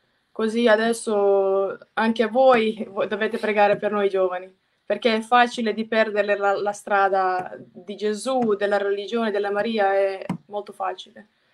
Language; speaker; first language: Italian; non-native, fluent; Croatian